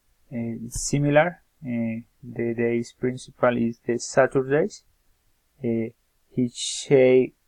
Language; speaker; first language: English; non-native, learner; Spanish